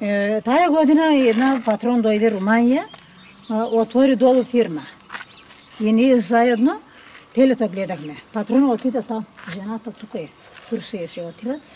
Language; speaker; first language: Bulgarian; non-native, local second language; Turkish